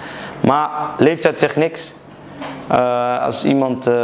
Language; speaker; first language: Dutch; early bilingual, other home language; Somali